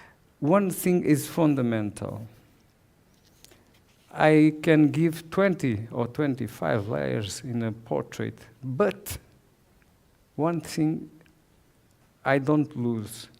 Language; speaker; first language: English; non-native, learner; Portuguese